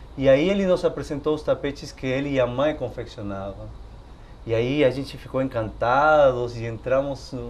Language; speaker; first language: Portuguese; non-native, fluent; Spanish